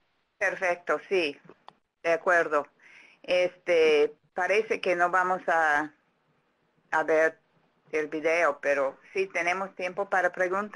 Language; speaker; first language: Spanish; non-native, fluent; English